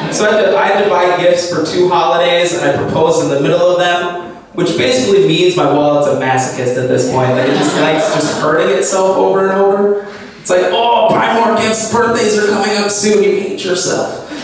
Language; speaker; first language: English; native; English